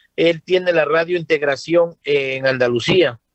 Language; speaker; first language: Spanish; native; Spanish